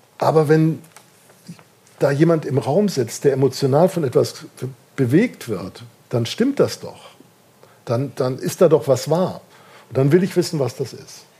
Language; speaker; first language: German; native; German